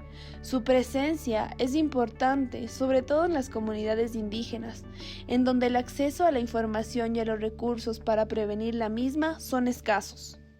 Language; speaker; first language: Spanish; native; Spanish